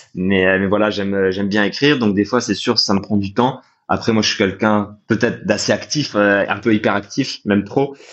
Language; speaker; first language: French; native; French